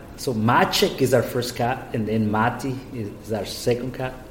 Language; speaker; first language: English; non-native, fluent; Spanish